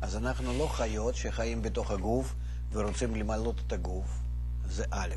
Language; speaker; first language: Hebrew; non-native, fluent; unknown